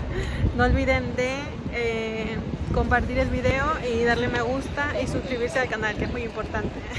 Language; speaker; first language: Spanish; native; Spanish